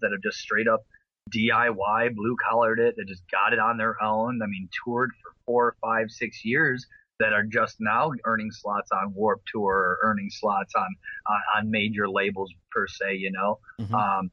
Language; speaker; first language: English; native; English